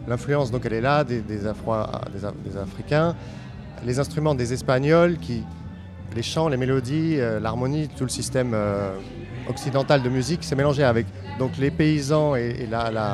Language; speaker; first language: French; native; French